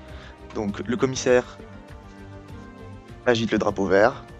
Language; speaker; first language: French; native; French